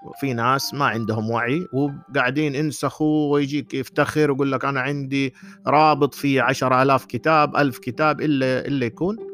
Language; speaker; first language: Arabic; native; Arabic